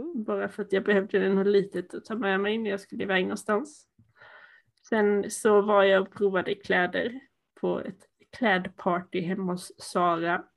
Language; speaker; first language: Swedish; native; Swedish